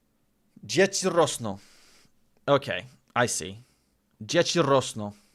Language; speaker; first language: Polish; non-native, learner; English